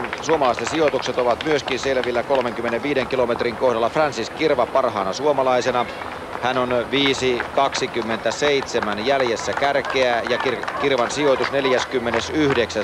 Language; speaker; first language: Finnish; native; Finnish